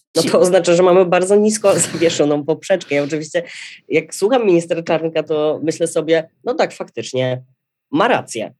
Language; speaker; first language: Polish; native; Polish